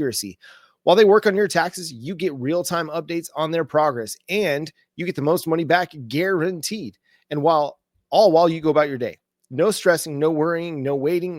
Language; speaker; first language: English; native; English